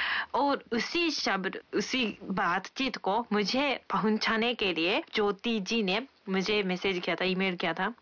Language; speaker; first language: Hindi; non-native, fluent; Japanese